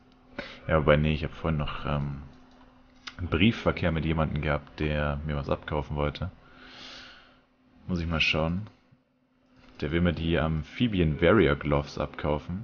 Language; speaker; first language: German; native; German